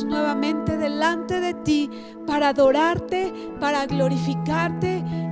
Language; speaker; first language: Spanish; native; Spanish